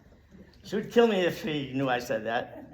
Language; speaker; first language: English; native; English